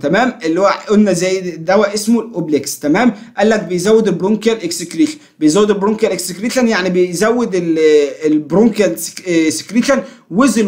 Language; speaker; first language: Arabic; native; Arabic